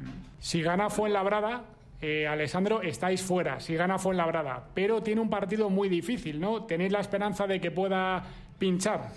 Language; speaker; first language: Spanish; native; Spanish